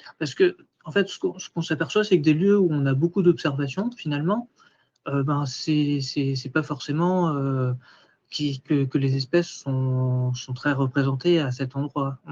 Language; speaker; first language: French; native; French